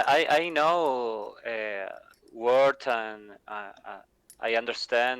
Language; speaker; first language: English; non-native, learner; Spanish